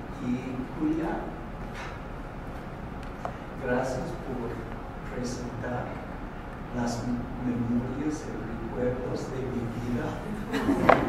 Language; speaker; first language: Spanish; non-native, fluent; English